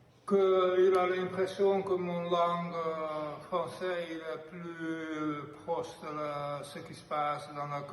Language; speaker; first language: French; non-native, fluent; Dutch